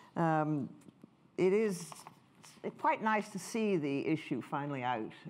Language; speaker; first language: English; native; English